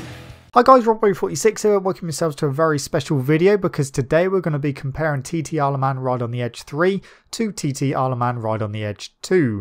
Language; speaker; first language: English; native; English